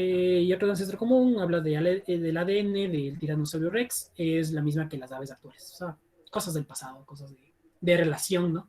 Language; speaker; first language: Spanish; native; Spanish